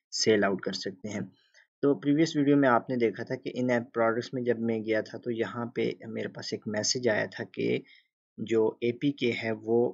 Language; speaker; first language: Urdu; native; Urdu